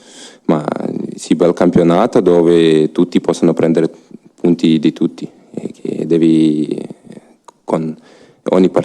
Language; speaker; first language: Italian; non-native, learner; Ukrainian